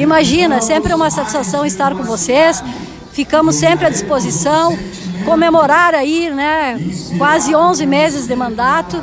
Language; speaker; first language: Portuguese; native; Portuguese